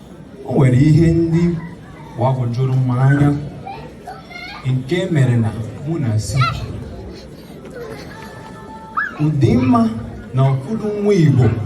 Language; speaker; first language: Igbo; early bilingual, heritage; Igbo